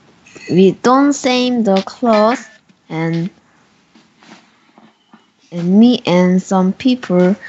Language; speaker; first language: English; non-native, learner; Korean